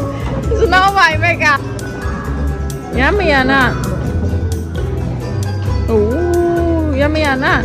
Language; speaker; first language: English; non-native, learner; Khmer